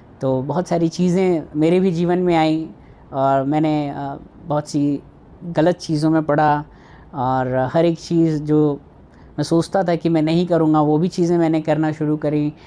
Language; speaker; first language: Hindi; native; Hindi